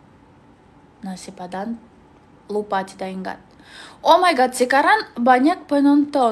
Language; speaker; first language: Indonesian; non-native, learner; Russian